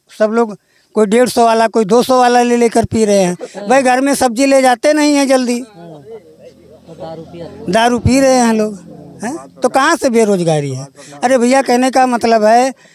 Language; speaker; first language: Hindi; native; Hindi